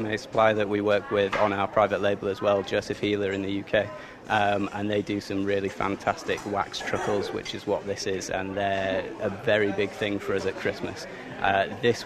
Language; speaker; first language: English; native; English